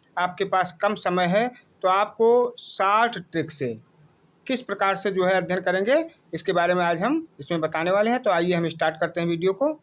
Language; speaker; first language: Hindi; native; Hindi